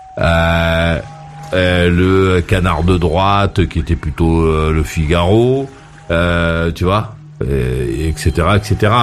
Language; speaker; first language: French; native; French